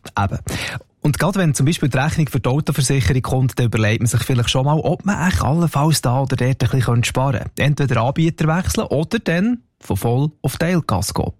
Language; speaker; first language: German; native; German